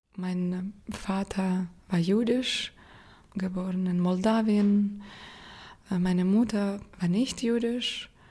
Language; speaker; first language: German; non-native, fluent; Russian